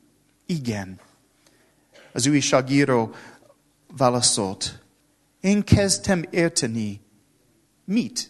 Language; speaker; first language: Hungarian; non-native, learner; English